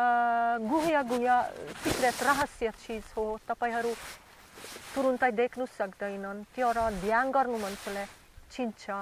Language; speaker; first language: Nepali; non-native, learner; Slovak